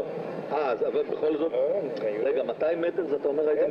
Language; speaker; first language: Hebrew; native; Hebrew